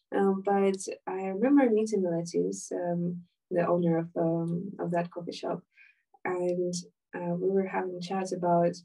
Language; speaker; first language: English; non-native, fluent; Ukrainian